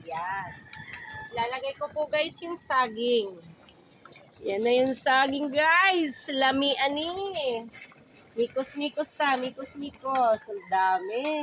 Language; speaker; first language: Filipino; non-native, local second language; Waray